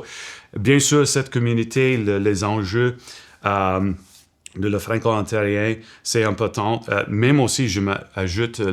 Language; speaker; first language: French; non-native, local second language; English